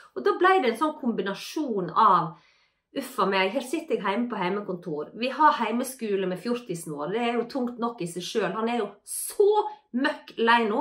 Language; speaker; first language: Norwegian; native; Norwegian